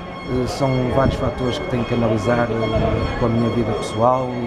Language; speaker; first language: Portuguese; native; Portuguese